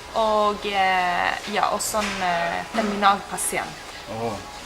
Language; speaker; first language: Norwegian; non-native, fluent; Spanish